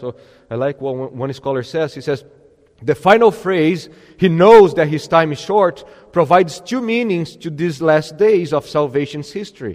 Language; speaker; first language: English; non-native, fluent; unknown